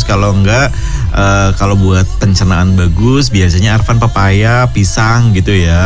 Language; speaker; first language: Indonesian; non-native, local second language; Javanese